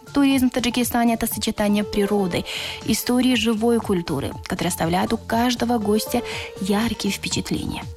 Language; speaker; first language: Russian; non-native, local second language; Tajik